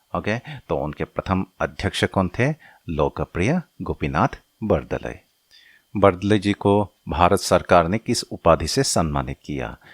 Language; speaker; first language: Hindi; non-native, local second language; Assamese